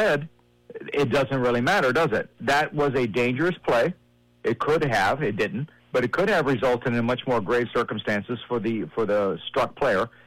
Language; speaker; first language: English; native; English